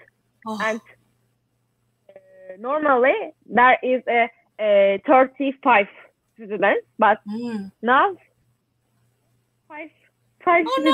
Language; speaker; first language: English; non-native, learner; Turkish